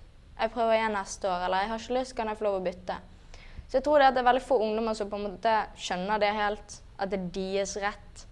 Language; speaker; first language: Norwegian; native; Norwegian